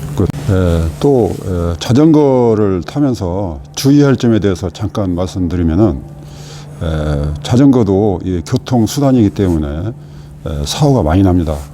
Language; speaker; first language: Korean; native; Korean